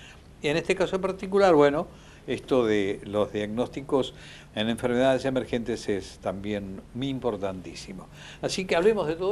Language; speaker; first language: Spanish; native; Spanish